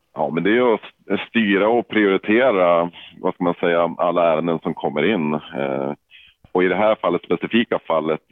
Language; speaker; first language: Swedish; native; Swedish